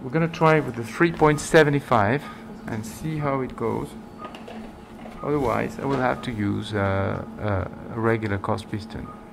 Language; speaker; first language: English; non-native, fluent; French